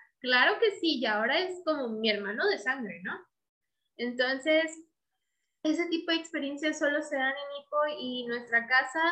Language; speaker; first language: Spanish; native; Spanish